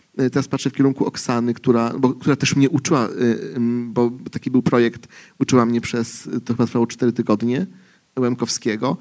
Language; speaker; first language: Polish; native; Polish